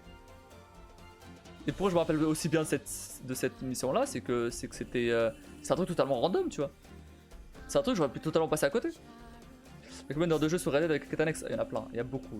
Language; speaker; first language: French; native; French